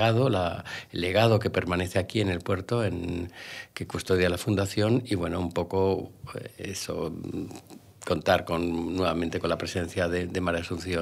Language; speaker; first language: Spanish; native; Spanish